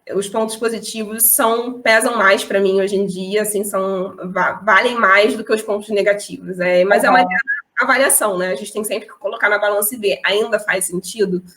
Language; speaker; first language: Portuguese; native; Portuguese